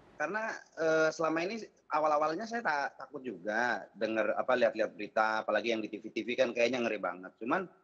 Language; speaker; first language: Indonesian; native; Indonesian